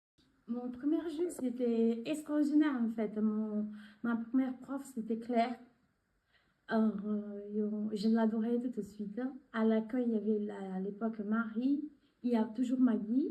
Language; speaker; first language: French; non-native, fluent; Portuguese